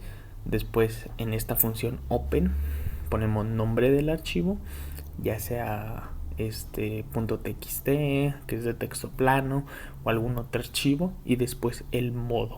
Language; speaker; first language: Spanish; native; Spanish